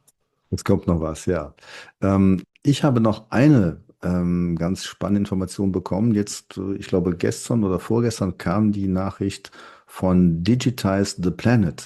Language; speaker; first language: German; native; German